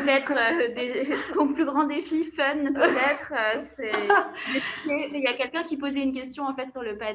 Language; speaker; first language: French; native; French